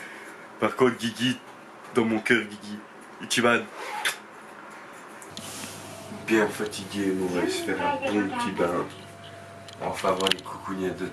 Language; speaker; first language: French; native; French